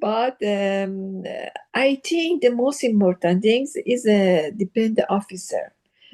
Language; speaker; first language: English; non-native, learner; Persian